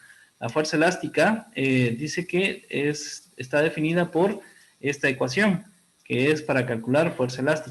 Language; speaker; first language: Spanish; native; Spanish